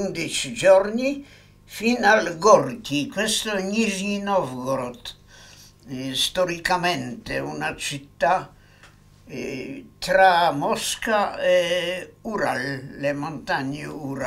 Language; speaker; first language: Italian; non-native, fluent; Polish